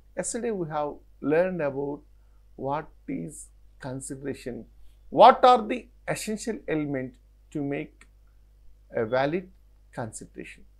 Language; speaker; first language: English; non-native, local second language; Telugu